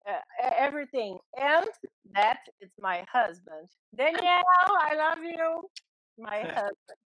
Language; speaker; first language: English; non-native, learner; Portuguese